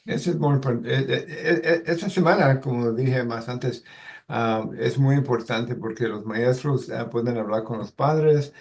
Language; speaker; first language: Spanish; early bilingual, heritage; Spanish